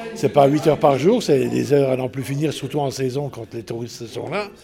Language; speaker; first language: French; native; French